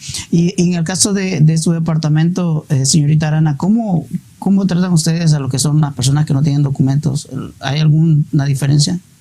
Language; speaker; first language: Spanish; native; Spanish